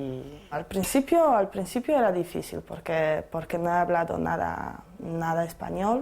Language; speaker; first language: Spanish; non-native, learner; Polish